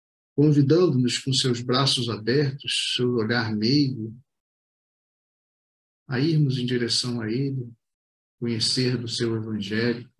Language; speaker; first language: Portuguese; native; Portuguese